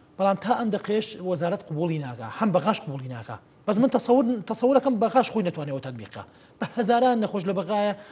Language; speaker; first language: Central Kurdish; native; Central Kurdish